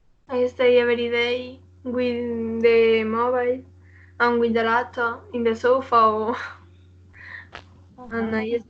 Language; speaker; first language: English; non-native, learner; Spanish